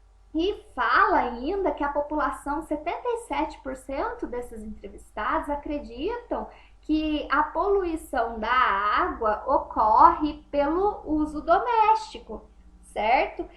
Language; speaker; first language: Portuguese; native; Portuguese